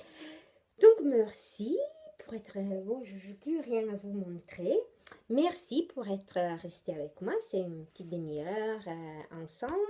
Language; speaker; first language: French; non-native, fluent; Italian